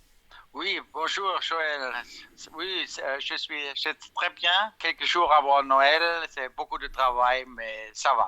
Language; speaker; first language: French; non-native, fluent; German